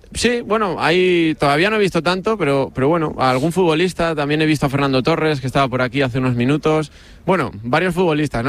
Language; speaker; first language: Spanish; native; Spanish